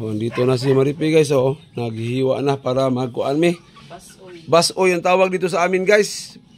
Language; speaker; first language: Filipino; non-native, local second language; Cebuano